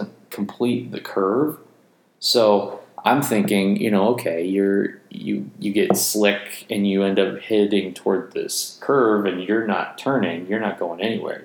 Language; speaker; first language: English; native; English